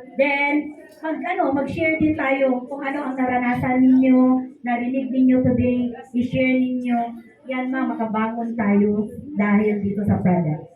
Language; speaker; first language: Filipino; non-native, local second language; Hiligaynon